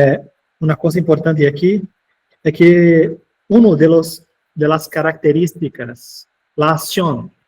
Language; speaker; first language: Spanish; non-native, fluent; Portuguese